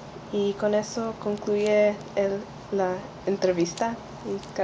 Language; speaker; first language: Spanish; non-native, learner; English